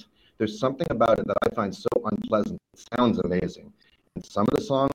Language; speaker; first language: English; native; English